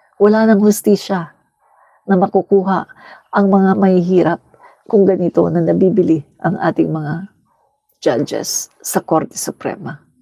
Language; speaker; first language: Filipino; native; Filipino